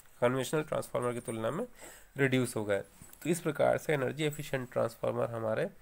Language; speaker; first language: Hindi; native; Hindi